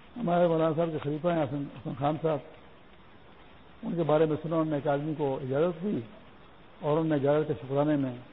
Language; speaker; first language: Urdu; non-native, local second language; Pashto